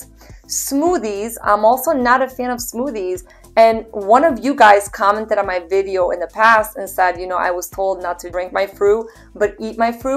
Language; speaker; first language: English; native; English